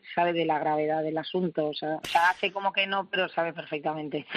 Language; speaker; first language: Spanish; native; Spanish